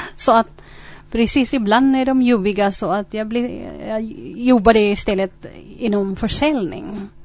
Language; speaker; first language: Swedish; non-native, fluent; Filipino